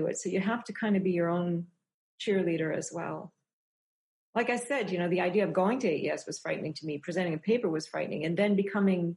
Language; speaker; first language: English; native; English